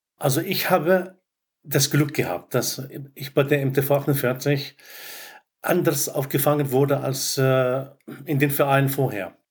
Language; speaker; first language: German; non-native, fluent; Arabic